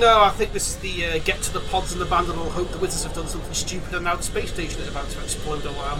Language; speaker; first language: English; native; English